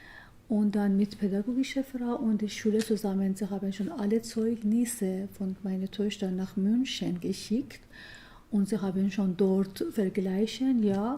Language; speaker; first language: German; non-native, learner; Persian